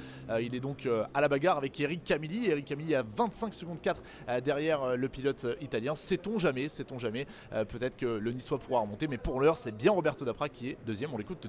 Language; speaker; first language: French; native; French